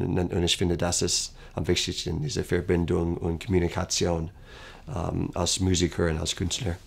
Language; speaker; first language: German; non-native, fluent; English